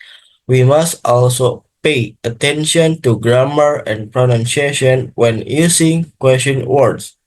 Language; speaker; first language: English; non-native, learner; Indonesian